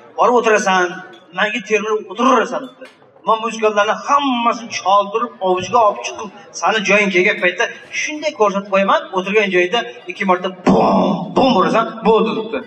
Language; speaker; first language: Uzbek; native; Uzbek